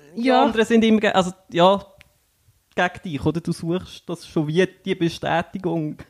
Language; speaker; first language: German; native; German